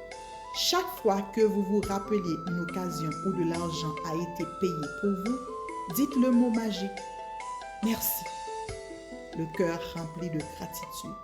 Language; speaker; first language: French; native; French